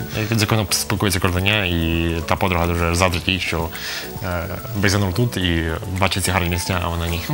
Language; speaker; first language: Ukrainian; native; Ukrainian